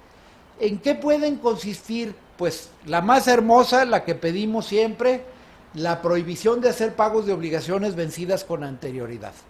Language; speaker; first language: Spanish; native; Spanish